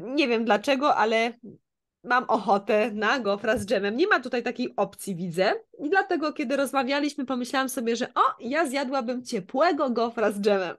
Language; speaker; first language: Polish; native; Polish